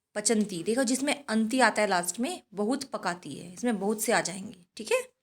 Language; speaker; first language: Hindi; native; Hindi